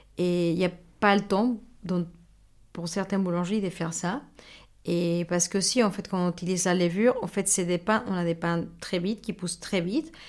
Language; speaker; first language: French; non-native, fluent; Spanish